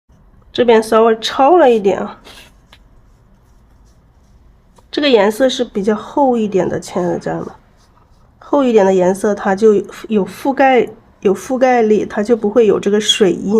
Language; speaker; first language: Chinese; native; Chinese